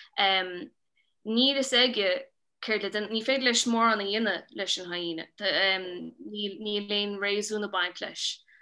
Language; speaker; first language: Irish; native; Irish